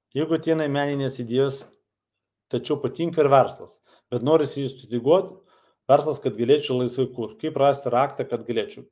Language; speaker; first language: Lithuanian; non-native, local second language; Russian